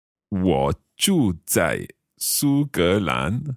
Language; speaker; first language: Chinese; non-native, learner; English